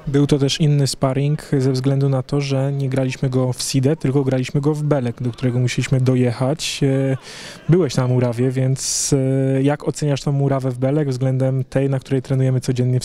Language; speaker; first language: Polish; native; Polish